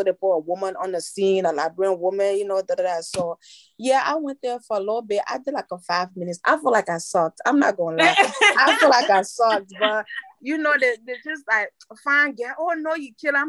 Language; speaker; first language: English; non-native, fluent; French